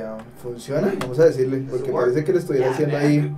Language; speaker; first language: Spanish; native; Spanish